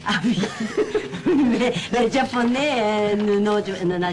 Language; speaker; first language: French; non-native, learner; Japanese